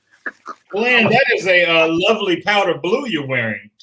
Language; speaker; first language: English; native; English